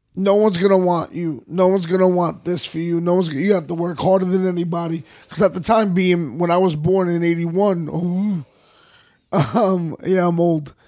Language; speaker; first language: English; native; English